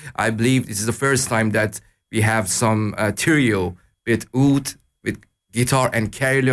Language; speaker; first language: English; non-native, learner; Persian